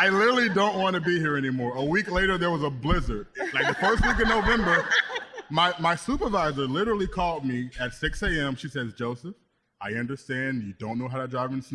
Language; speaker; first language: English; native; English